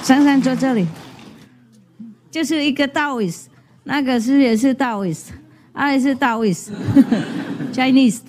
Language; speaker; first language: Chinese; non-native, fluent; Vietnamese